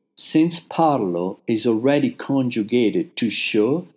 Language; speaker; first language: English; non-native, fluent; Italian